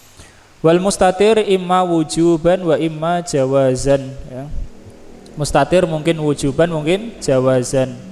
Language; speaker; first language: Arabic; non-native, fluent; Indonesian